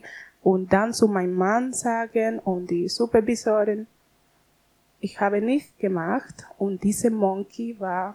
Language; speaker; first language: German; non-native, learner; Spanish